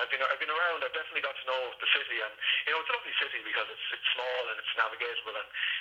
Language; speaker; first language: English; native; English